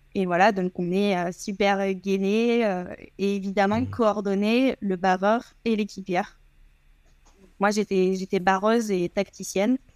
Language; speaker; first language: French; native; French